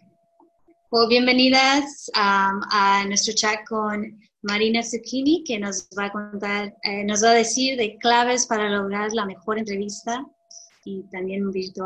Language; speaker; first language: Spanish; early bilingual, heritage; Spanish